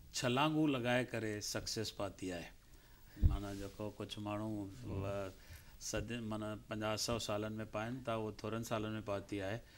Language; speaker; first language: Sindhi; early bilingual, heritage; Sindhi